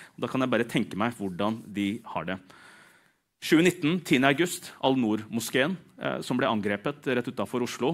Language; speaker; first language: Norwegian; early bilingual, other home language; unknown